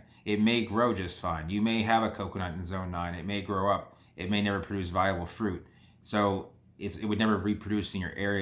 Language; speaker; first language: English; native; English